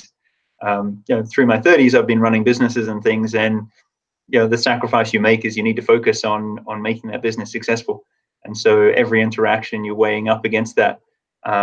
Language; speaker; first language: English; native; English